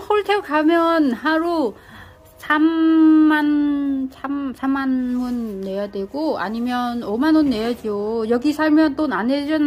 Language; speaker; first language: Korean; non-native, learner; Vietnamese